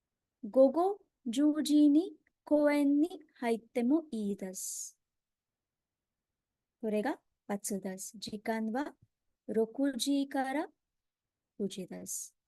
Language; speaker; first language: Japanese; non-native, fluent; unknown